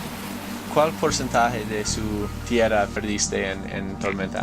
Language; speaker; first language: Spanish; non-native, learner; English